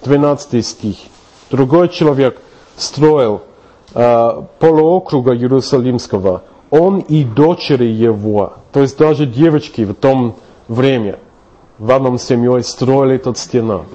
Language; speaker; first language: Russian; non-native, fluent; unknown